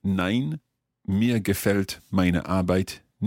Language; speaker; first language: German; non-native, learner; English